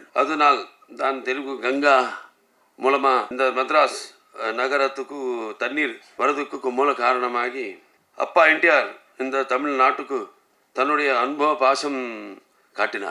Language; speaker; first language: Tamil; non-native, local second language; Telugu